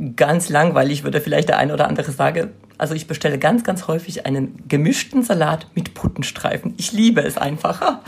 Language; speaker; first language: German; non-native, fluent; Polish